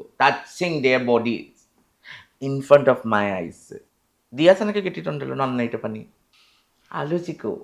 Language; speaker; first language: Malayalam; non-native, fluent; Assamese